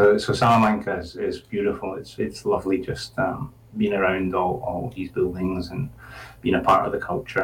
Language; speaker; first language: English; native; English